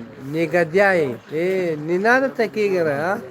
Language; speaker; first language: Russian; non-native, local second language; Tajik